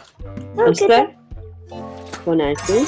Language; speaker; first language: Spanish; non-native, learner; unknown